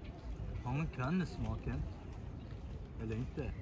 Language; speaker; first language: Swedish; early bilingual, other home language; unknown